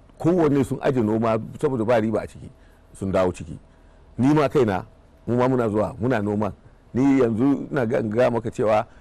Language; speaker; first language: Hausa; native; Hausa